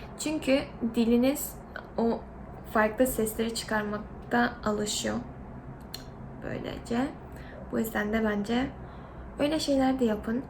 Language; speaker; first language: Turkish; non-native, fluent; Korean